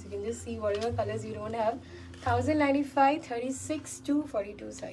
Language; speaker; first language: English; non-native, local second language; Hindi